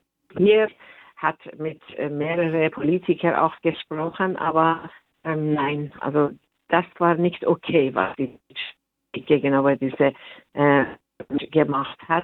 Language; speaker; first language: German; non-native, fluent; Persian